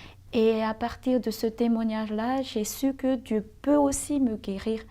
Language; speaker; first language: French; non-native, local second language; Malagasy